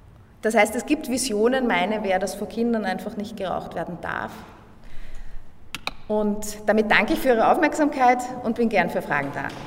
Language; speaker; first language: German; native; German